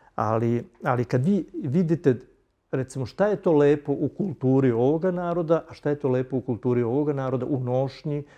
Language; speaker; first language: Serbian; native; Serbian